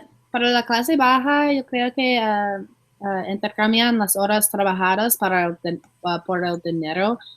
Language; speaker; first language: Spanish; non-native, learner; English